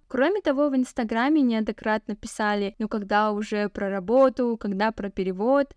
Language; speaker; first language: Russian; non-native, local second language; Kazakh